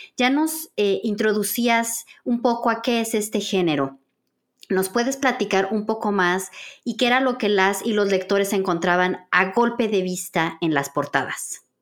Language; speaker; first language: Spanish; native; Spanish